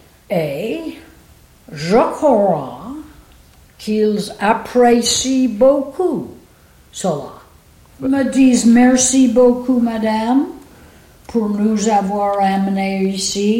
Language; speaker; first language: French; non-native, fluent; English